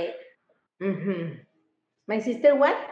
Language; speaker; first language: English; non-native, learner; Spanish